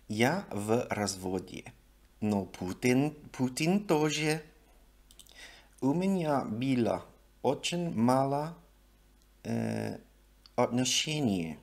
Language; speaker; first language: Russian; non-native, learner; English